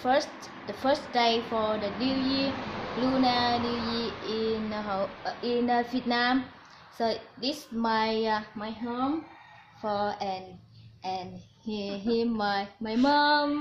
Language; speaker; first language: English; non-native, learner; Vietnamese